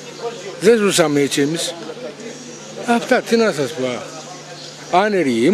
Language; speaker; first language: Greek; non-native, local second language; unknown